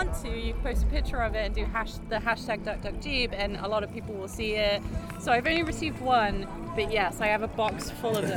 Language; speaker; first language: English; native; English